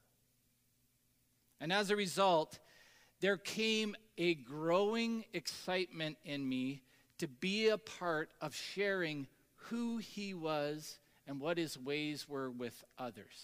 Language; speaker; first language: English; native; English